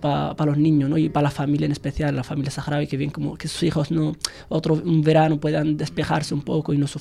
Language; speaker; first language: Spanish; early bilingual, other home language; Arabic